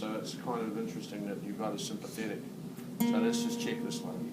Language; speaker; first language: English; native; English